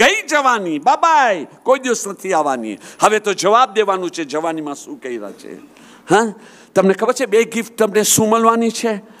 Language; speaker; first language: Gujarati; early bilingual, heritage; Gujarati